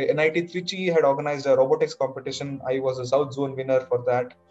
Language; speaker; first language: English; non-native, local second language; Kannada